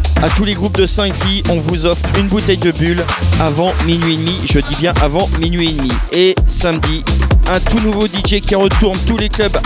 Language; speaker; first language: French; native; French